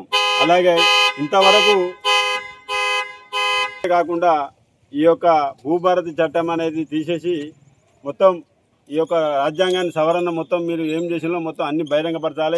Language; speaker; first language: Telugu; native; Telugu